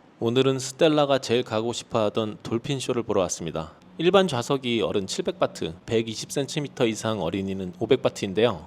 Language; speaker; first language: Korean; native; Korean